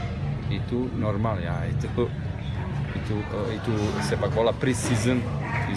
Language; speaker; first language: Indonesian; non-native, learner; Serbian